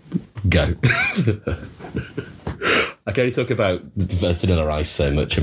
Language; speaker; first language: English; native; English